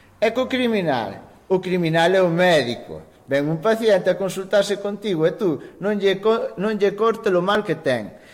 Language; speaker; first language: Galician; native; Galician